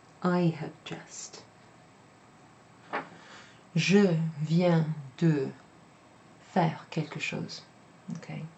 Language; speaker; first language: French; non-native, fluent; English